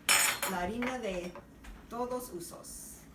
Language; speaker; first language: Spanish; non-native, learner; English